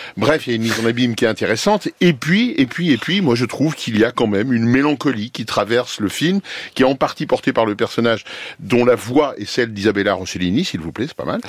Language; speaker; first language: French; native; French